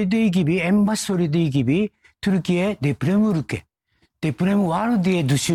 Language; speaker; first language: Turkish; non-native, fluent; Japanese